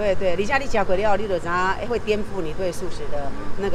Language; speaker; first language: Chinese; native; Chinese